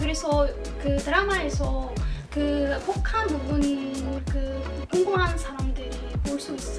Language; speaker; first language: Korean; non-native, learner; Arabic